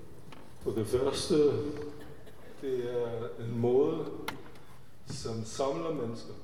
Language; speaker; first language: Danish; non-native, fluent; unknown